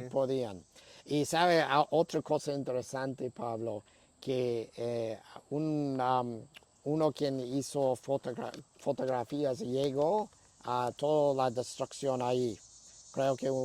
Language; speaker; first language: Spanish; non-native, fluent; English